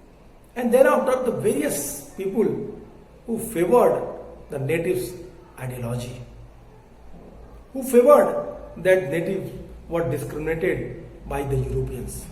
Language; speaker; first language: English; non-native, local second language; Hindi